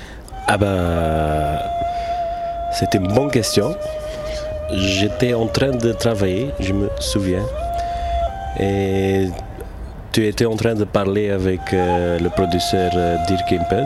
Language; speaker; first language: French; non-native, local second language; Turkish